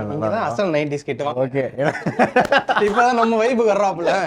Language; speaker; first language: Tamil; native; Tamil